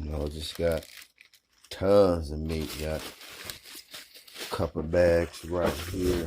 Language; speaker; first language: English; native; English